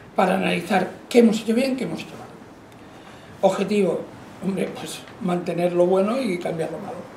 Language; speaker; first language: Spanish; non-native, local second language; Catalan